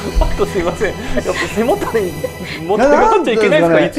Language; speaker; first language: Japanese; native; Japanese